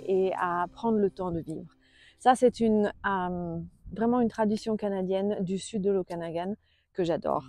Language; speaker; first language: French; native; French